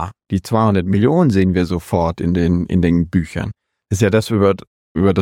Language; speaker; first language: German; native; German